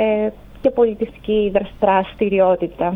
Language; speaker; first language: Greek; native; Greek